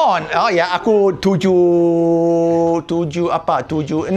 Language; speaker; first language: Indonesian; non-native, fluent; English